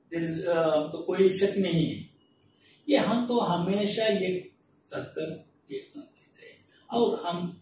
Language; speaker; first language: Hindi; non-native, local second language; Malayalam